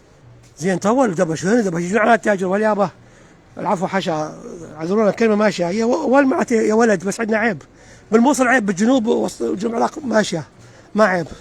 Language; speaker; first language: Arabic; native; Arabic